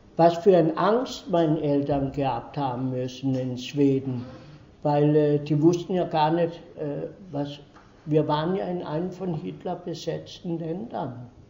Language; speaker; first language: German; early bilingual, heritage; German